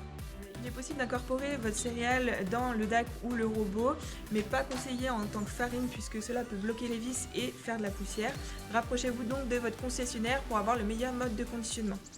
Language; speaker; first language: French; native; French